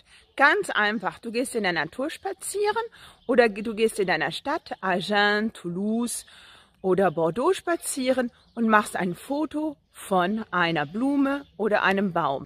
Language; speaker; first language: German; non-native, fluent; French